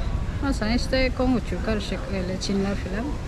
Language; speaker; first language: Turkish; non-native, fluent; Indonesian